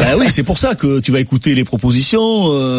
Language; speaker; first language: French; native; French